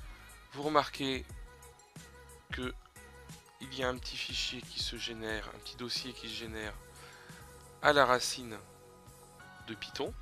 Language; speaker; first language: French; native; French